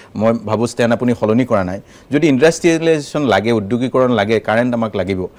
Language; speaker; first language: Assamese; native; Assamese